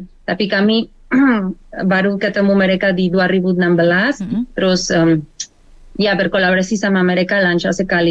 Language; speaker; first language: Indonesian; non-native, learner; Spanish